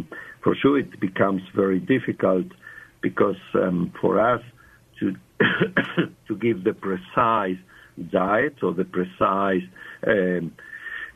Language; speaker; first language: English; non-native, fluent; Spanish